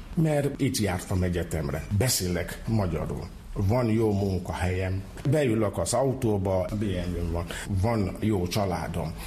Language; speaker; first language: Hungarian; non-native, fluent; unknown